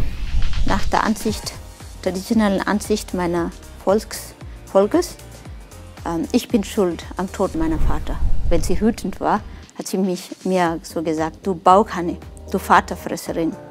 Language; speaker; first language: German; non-native, fluent; Nepali